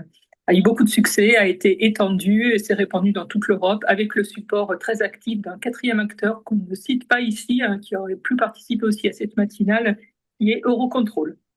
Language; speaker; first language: French; native; French